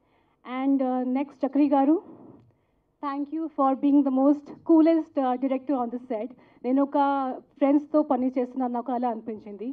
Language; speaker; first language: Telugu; non-native, local second language; Hindi